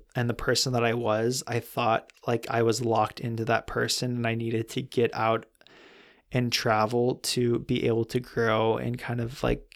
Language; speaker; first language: English; native; English